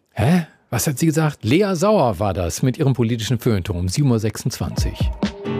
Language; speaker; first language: German; native; German